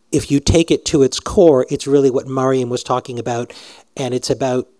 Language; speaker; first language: English; native; English